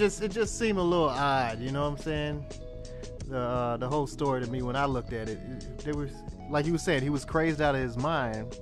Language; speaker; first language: English; native; English